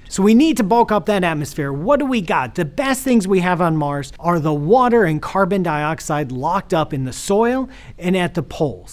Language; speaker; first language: English; native; English